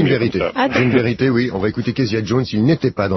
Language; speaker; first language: French; native; French